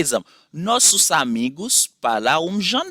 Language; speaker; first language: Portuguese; non-native, fluent; Haitian Creole